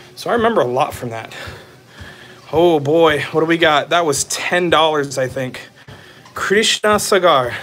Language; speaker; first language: English; native; English